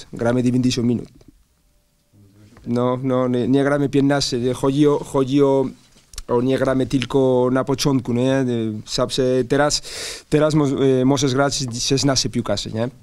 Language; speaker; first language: Polish; non-native, learner; Spanish